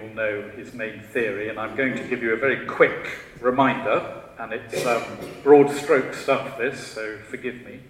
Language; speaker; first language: English; native; English